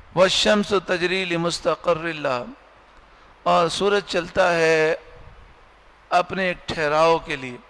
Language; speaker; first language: Urdu; native; Urdu